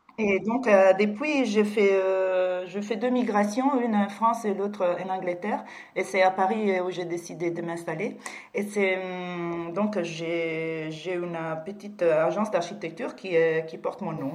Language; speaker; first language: French; non-native, fluent; Italian